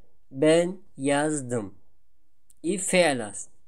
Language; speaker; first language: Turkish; non-native, fluent; Tajik